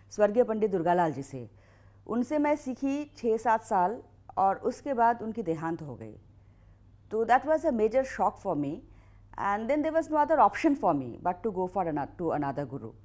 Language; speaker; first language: Hindi; native; Hindi